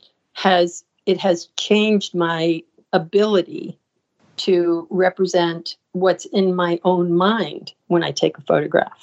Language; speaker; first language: English; native; English